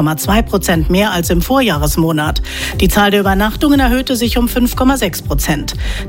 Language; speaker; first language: German; native; German